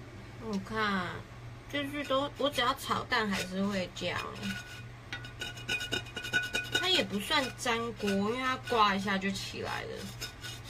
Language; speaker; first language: Chinese; native; Chinese